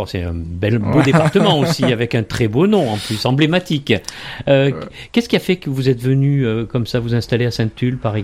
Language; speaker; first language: French; native; French